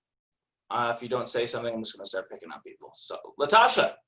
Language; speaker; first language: English; native; English